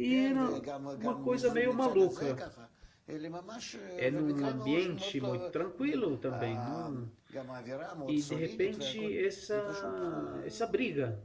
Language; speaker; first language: Portuguese; non-native, fluent; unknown